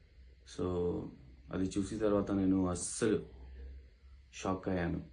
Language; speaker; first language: Telugu; non-native, learner; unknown